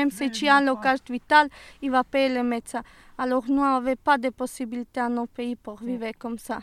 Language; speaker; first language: French; non-native, learner; Serbian